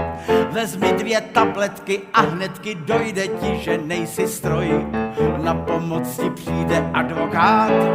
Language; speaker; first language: Czech; native; Czech